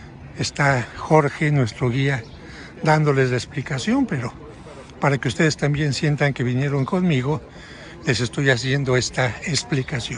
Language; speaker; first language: Spanish; native; Spanish